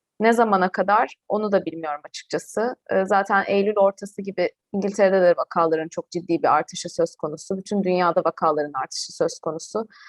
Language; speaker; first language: Turkish; native; Turkish